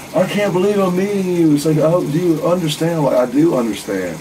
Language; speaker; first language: English; native; English